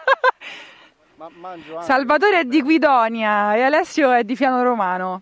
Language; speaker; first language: Italian; native; Italian